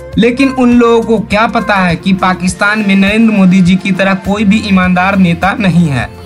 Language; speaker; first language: Hindi; native; Hindi